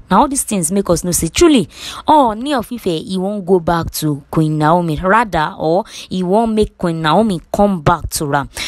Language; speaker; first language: Nigerian Pidgin; non-native, local second language; Yoruba